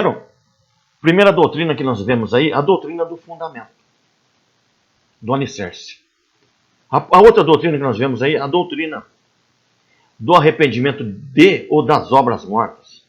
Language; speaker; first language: Portuguese; native; Portuguese